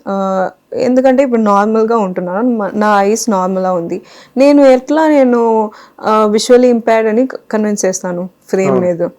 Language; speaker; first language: Telugu; non-native, fluent; Kannada